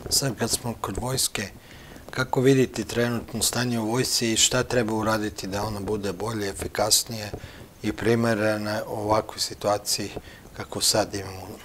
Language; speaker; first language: Croatian; native; Croatian